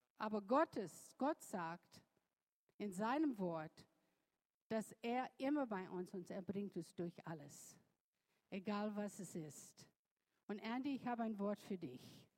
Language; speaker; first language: German; non-native, fluent; English